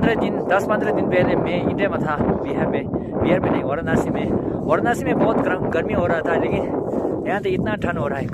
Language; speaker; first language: Hindi; non-native, fluent; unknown